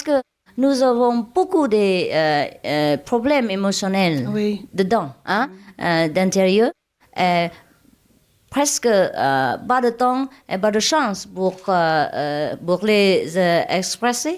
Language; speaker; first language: French; non-native, learner; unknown